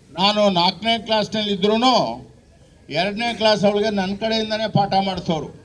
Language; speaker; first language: Kannada; non-native, local second language; Marathi